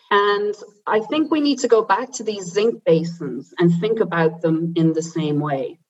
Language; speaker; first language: English; native; English